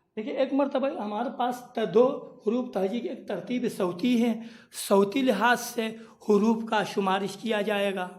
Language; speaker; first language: Urdu; non-native, local second language; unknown